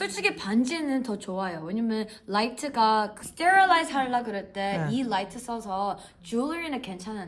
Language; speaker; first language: Korean; early bilingual, heritage; Korean